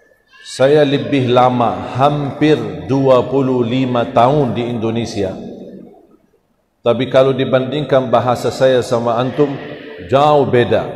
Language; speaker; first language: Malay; non-native, fluent; Arabic